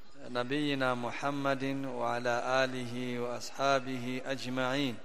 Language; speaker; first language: Arabic; non-native, fluent; Swahili